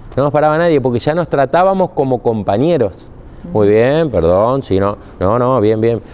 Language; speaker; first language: Spanish; native; Spanish